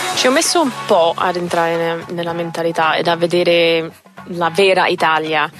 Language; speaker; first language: Italian; non-native, fluent; English